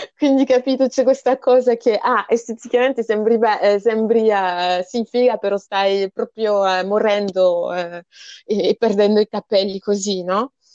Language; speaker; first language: Italian; early bilingual, other home language; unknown